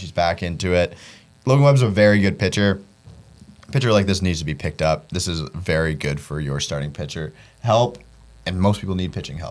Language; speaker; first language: English; native; English